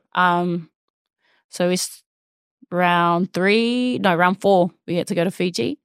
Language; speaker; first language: English; native; English